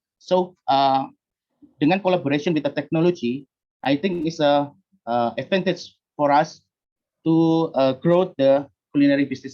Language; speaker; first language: English; non-native, learner; Indonesian